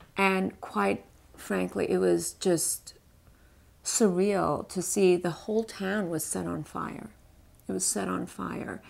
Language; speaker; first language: English; early bilingual, other home language; Persian